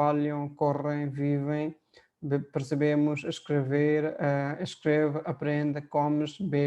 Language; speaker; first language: Portuguese; non-native, fluent; Hindi